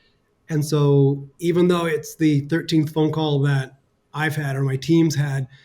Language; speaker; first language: English; native; English